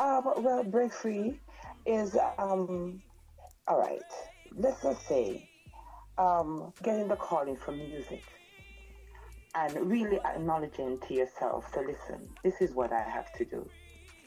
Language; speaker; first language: English; non-native, local second language; Jamaican Creole English